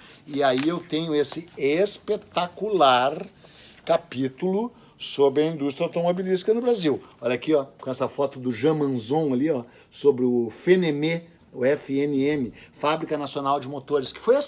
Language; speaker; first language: Portuguese; native; Portuguese